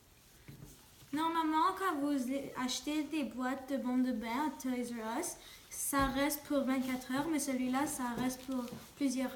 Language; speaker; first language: French; non-native, local second language; English